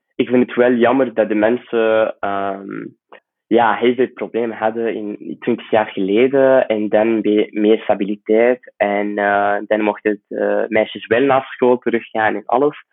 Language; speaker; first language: Dutch; non-native, fluent; Arabic